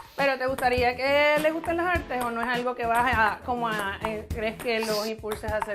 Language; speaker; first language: Spanish; native; Spanish